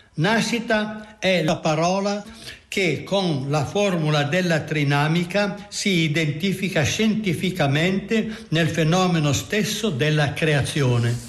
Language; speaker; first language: Italian; native; Italian